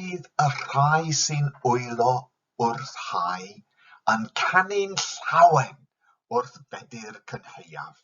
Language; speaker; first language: Welsh; non-native, local second language; English